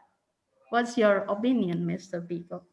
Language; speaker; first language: English; non-native, learner; Indonesian